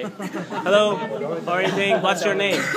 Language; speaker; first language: English; non-native, fluent; Persian